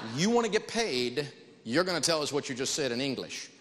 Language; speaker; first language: English; native; English